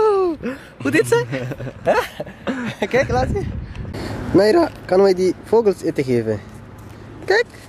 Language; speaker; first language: Dutch; non-native, learner; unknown